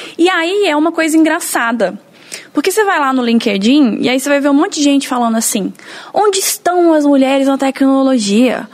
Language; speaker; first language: Portuguese; native; Portuguese